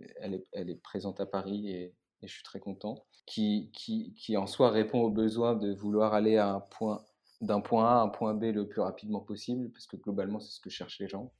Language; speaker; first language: French; native; French